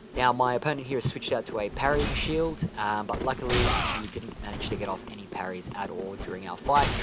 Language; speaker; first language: English; native; English